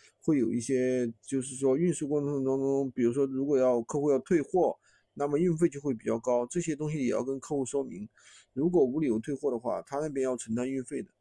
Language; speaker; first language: Chinese; native; Chinese